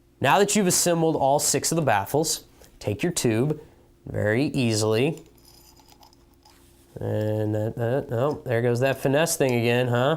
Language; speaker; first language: English; native; English